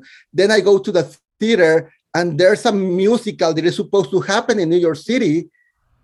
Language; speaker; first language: English; non-native, fluent; Spanish